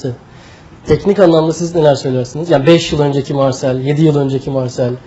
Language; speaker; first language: Turkish; native; Turkish